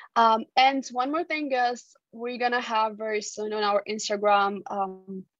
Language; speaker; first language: English; non-native, fluent; Georgian